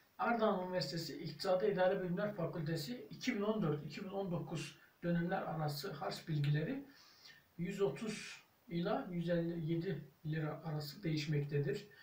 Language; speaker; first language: Turkish; early bilingual, heritage; Turkish